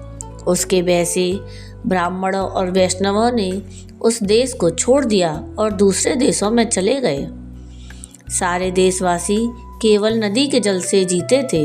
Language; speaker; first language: Hindi; native; Hindi